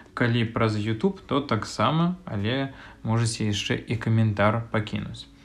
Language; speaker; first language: Belarusian; non-native, local second language; Russian